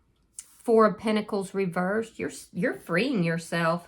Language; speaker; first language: English; native; English